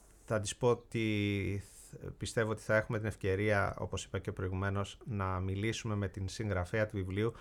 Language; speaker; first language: Greek; native; Greek